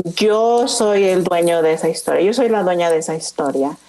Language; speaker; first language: Spanish; early bilingual, other home language; English